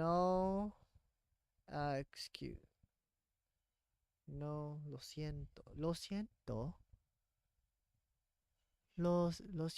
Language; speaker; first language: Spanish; non-native, learner; English